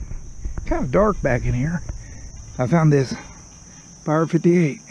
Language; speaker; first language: English; native; English